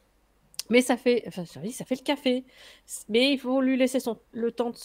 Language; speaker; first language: French; native; French